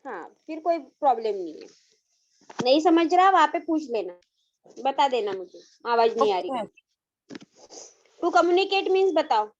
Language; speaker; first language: Hindi; non-native, local second language; Marathi